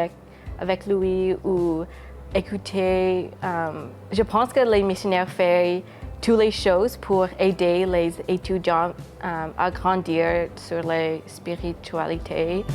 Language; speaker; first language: French; non-native, fluent; English